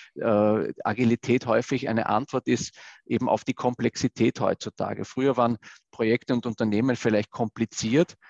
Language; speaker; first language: German; native; German